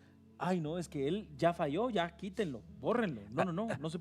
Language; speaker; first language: Spanish; native; Spanish